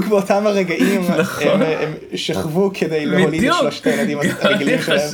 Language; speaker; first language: Hebrew; native; Hebrew